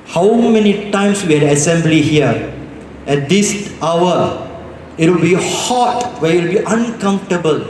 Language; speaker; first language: English; non-native, local second language; Tamil